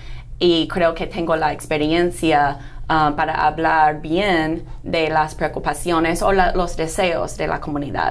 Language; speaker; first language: Spanish; non-native, fluent; English